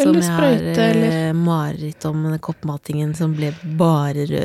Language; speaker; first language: Norwegian; native; Norwegian